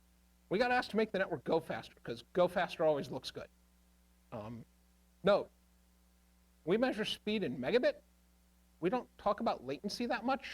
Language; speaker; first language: English; native; English